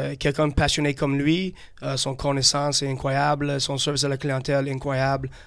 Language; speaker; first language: French; non-native, fluent; English